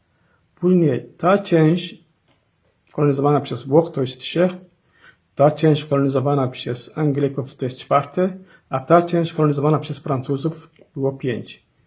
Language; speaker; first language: Polish; non-native, fluent; Somali